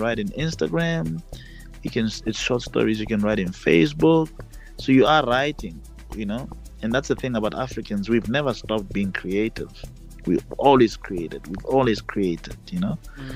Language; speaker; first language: English; non-native, local second language; Tswana